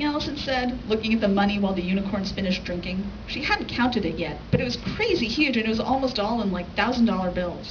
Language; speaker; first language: English; native; English